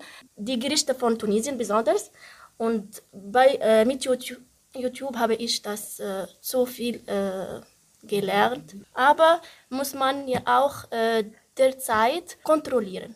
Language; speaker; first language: German; non-native, learner; Arabic